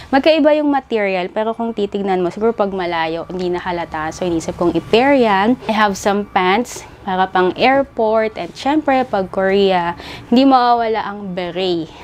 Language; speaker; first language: Filipino; native; Filipino